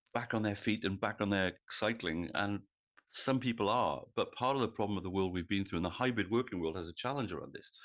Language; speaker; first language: English; native; English